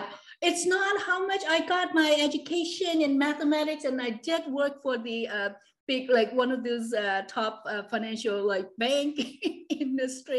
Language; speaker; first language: English; non-native, local second language; Cantonese